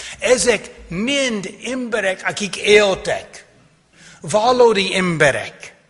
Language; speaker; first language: Hungarian; non-native, fluent; English